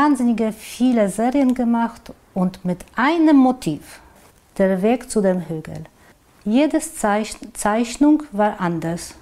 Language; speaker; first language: German; non-native, fluent; Polish